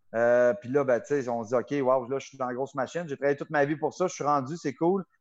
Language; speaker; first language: French; native; French